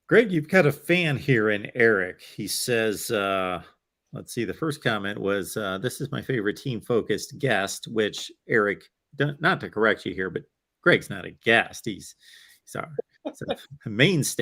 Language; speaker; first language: English; native; English